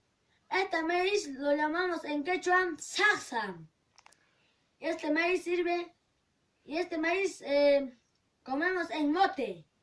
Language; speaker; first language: Spanish; non-native, local second language; Quechua